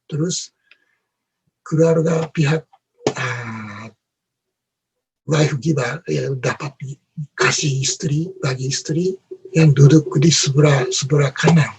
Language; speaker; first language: Indonesian; non-native, learner; Japanese